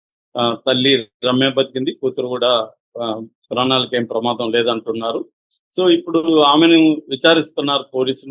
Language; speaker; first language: Telugu; native; Telugu